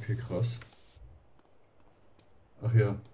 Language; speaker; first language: German; native; German